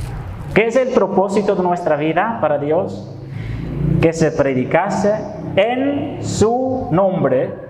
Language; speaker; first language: Spanish; non-native, fluent; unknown